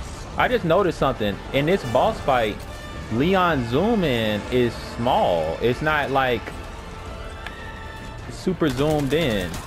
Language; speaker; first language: English; native; English